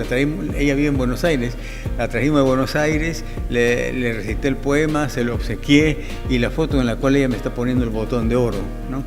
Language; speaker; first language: Spanish; native; Spanish